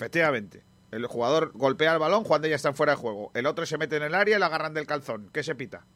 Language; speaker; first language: Spanish; native; Spanish